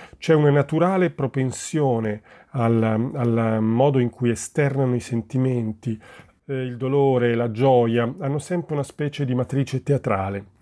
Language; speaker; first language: Italian; native; Italian